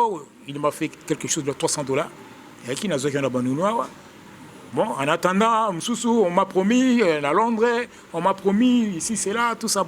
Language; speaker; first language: French; non-native, local second language; Lingala